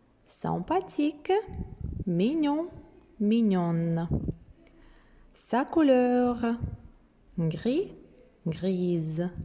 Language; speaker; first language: French; non-native, fluent; Russian